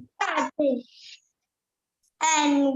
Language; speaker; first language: English; non-native, learner; Vietnamese